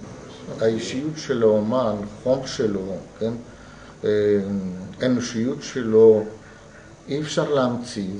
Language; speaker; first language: Hebrew; non-native, fluent; Russian